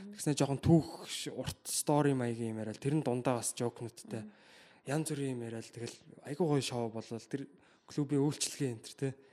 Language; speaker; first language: Mongolian; native; Mongolian